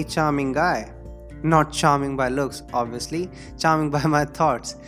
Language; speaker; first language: English; non-native, local second language; Hindi